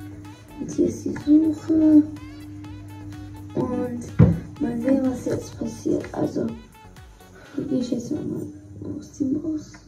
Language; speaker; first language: German; early bilingual, other home language; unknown